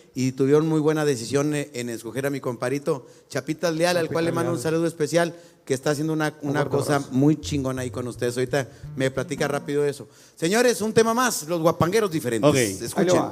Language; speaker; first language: Spanish; native; Spanish